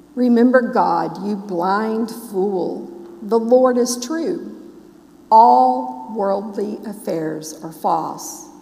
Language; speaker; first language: English; native; English